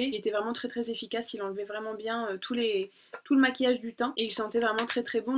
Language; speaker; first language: French; native; French